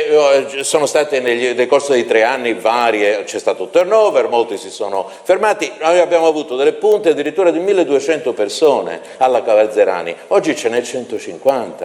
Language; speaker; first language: Italian; native; Italian